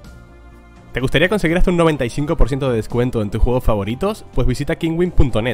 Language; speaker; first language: Spanish; native; Spanish